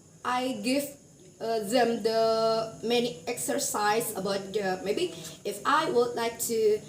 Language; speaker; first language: English; non-native, learner; Indonesian